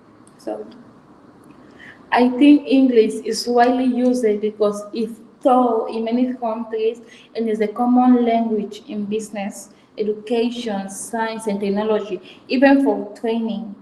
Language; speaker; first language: English; non-native, fluent; Fang